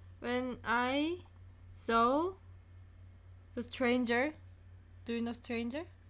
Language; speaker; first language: English; non-native, learner; Korean